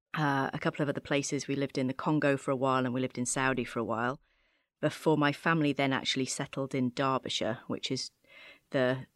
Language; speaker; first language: English; native; English